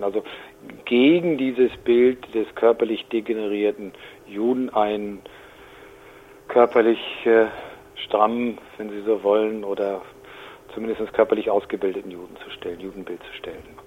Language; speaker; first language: German; native; German